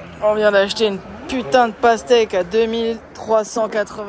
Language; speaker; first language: French; native; French